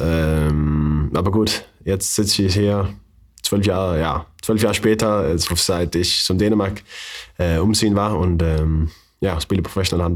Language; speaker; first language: German; non-native, fluent; Danish